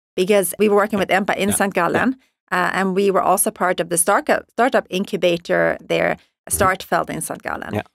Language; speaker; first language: English; non-native, fluent; Swedish